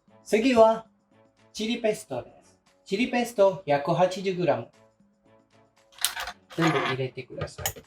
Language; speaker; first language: Japanese; non-native, fluent; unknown